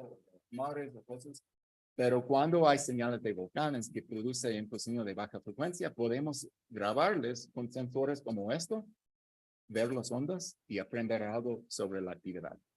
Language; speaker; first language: Spanish; non-native, fluent; English